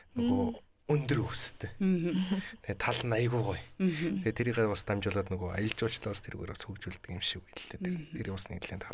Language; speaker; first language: Mongolian; native; Mongolian